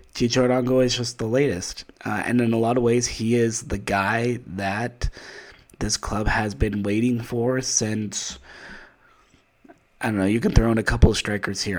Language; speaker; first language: English; native; English